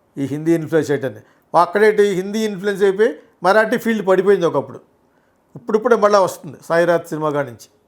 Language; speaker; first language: Telugu; native; Telugu